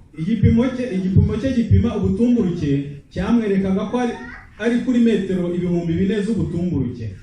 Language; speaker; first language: Kinyarwanda; native; Kinyarwanda